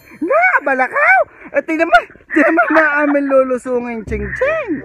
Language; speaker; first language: Filipino; native; Filipino